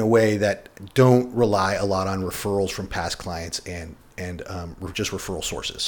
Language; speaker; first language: English; native; English